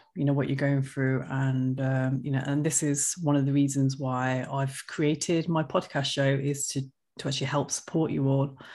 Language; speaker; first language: English; early bilingual, other home language; Hindi